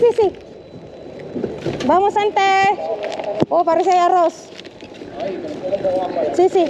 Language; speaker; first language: Spanish; non-native, learner; Filipino